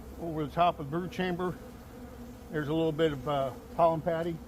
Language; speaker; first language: English; native; English